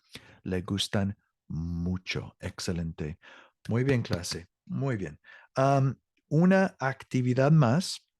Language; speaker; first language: Spanish; non-native, learner; English